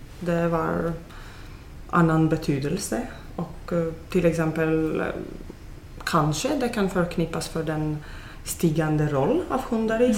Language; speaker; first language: Swedish; non-native, fluent; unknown